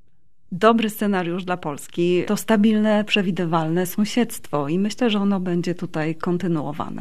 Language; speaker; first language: Polish; native; Polish